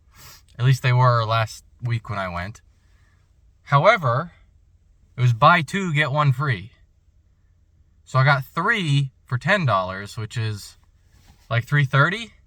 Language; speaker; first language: English; native; English